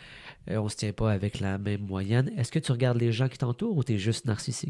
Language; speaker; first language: French; native; French